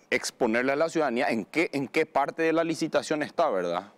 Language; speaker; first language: Spanish; native; Spanish